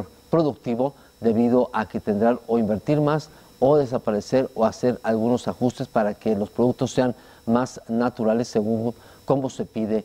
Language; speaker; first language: Spanish; native; Spanish